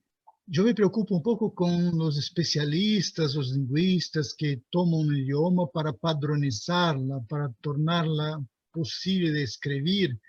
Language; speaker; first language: Spanish; non-native, fluent; Portuguese